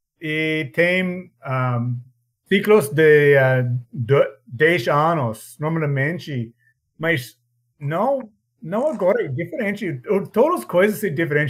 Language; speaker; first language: Portuguese; non-native, learner; English